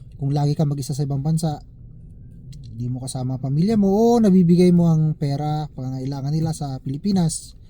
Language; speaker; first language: Filipino; native; Filipino